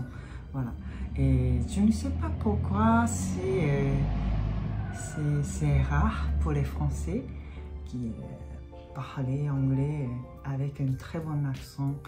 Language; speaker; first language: French; non-native, fluent; Japanese